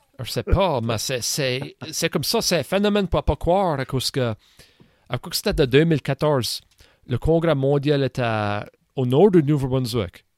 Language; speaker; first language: French; native; French